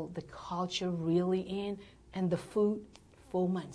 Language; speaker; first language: English; non-native, learner; Burmese